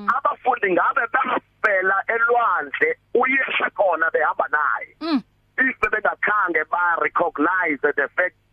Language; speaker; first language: Zulu; non-native, local second language; Xhosa